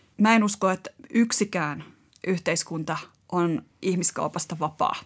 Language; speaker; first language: Finnish; native; Finnish